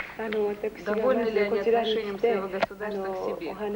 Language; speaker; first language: Russian; native; Russian